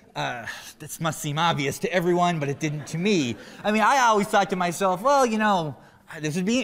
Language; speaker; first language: English; native; English